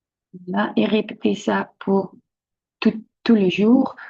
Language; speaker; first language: French; non-native, local second language; Dutch